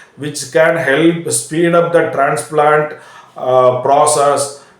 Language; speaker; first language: English; non-native, local second language; Tamil